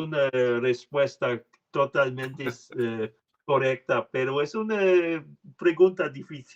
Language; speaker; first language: Spanish; non-native, learner; French